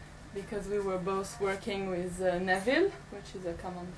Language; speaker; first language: English; non-native, fluent; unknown